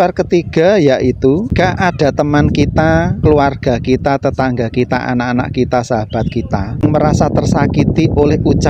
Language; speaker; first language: Indonesian; native; Indonesian